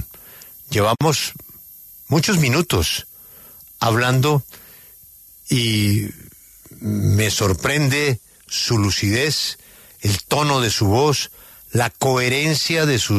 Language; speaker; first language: Spanish; native; Spanish